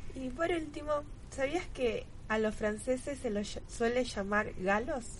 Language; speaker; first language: Spanish; native; Spanish